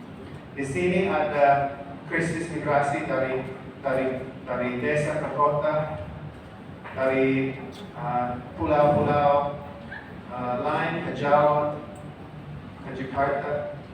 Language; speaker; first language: Indonesian; non-native, fluent; English